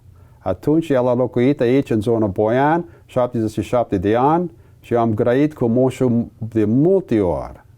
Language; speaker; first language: Romanian; early bilingual, heritage; English